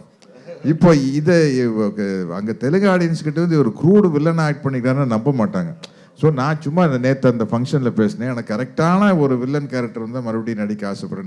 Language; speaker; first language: Tamil; native; Tamil